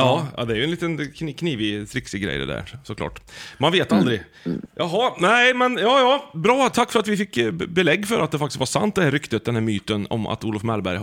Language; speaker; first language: Swedish; native; Swedish